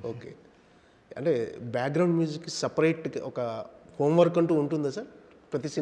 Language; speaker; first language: Telugu; native; Telugu